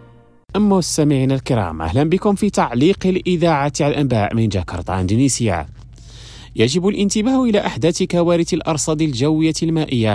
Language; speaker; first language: Arabic; non-native, fluent; Indonesian